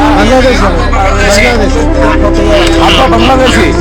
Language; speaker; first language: Hindi; non-native, local second language; Malayalam